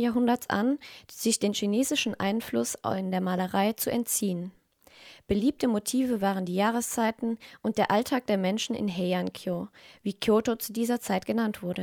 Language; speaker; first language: German; native; German